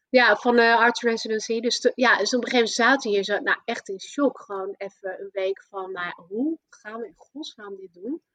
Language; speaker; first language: Dutch; native; Dutch